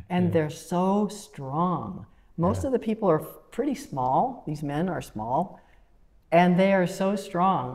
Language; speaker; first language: English; native; English